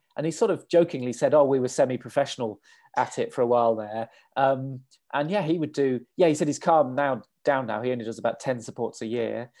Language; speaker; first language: English; native; English